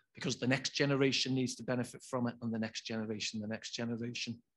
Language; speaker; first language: English; native; English